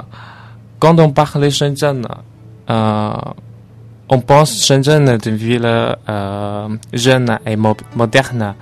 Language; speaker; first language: French; non-native, learner; Chinese